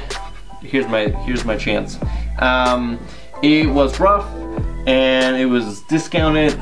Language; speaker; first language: English; native; English